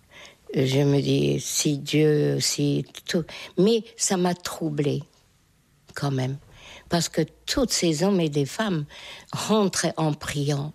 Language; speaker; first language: French; non-native, fluent; Hungarian